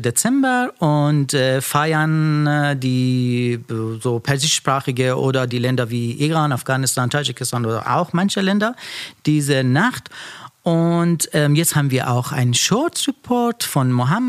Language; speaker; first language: German; non-native, learner; Persian